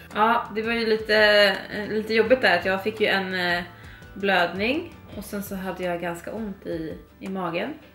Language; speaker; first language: Swedish; native; Swedish